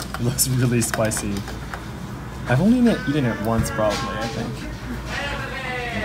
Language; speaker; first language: English; early bilingual, other home language; Japanese